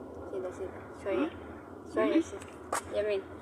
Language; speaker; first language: Arabic; non-native, learner; Filipino